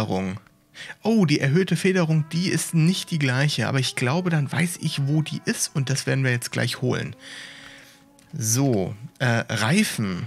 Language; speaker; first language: German; native; German